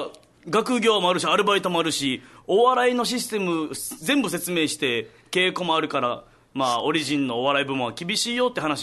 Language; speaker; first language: Japanese; native; Japanese